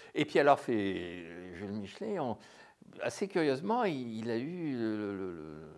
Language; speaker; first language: French; native; French